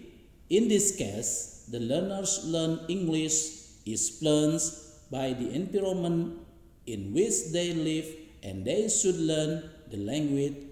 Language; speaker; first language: English; non-native, learner; Indonesian